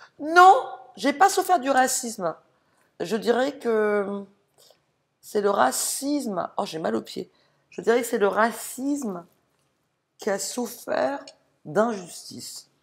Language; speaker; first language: French; native; French